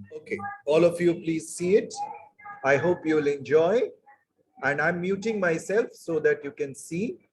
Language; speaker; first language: English; non-native, local second language; Bangla